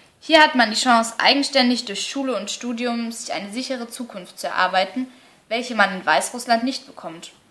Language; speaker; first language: German; early bilingual, other home language; Russian